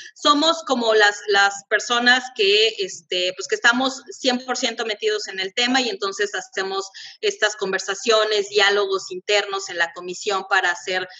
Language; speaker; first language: Spanish; native; Spanish